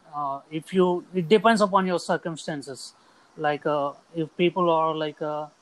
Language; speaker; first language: English; non-native, local second language; Telugu